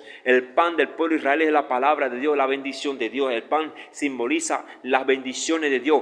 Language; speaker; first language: Spanish; native; Spanish